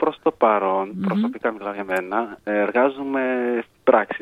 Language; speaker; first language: Greek; non-native, fluent; Arabic